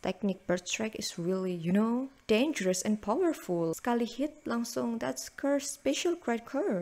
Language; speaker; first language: English; non-native, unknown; Indonesian